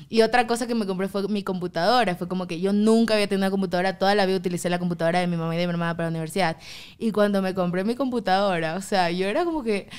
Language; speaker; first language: Spanish; native; Spanish